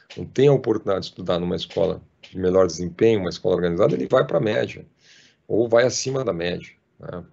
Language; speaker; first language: Portuguese; native; Portuguese